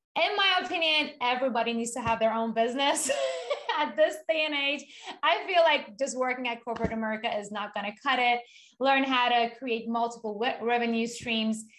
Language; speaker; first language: English; non-native, fluent; Persian